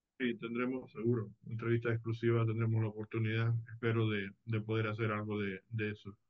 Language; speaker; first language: Spanish; native; Spanish